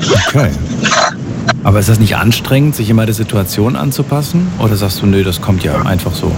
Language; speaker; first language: German; native; German